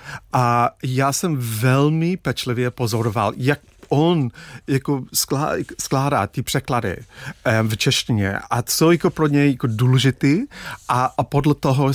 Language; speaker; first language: Czech; non-native, fluent; English